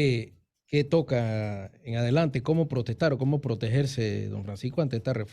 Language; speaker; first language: Spanish; native; Spanish